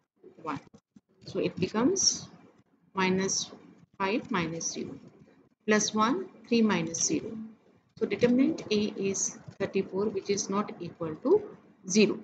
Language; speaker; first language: English; non-native, local second language; Hindi